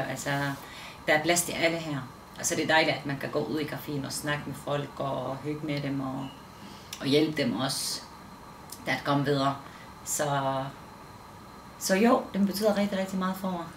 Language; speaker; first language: Danish; non-native, fluent; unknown